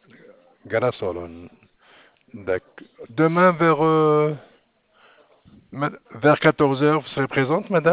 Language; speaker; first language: French; non-native, local second language; Arabic